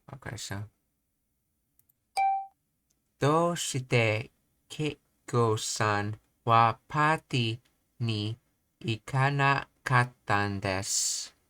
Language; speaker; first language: Japanese; non-native, learner; English